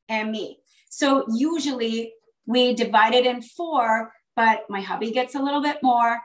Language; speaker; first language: English; native; English